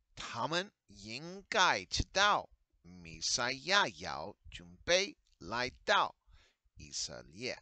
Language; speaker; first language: Chinese; non-native, fluent; English